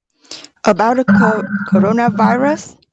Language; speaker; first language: English; non-native, learner; Vietnamese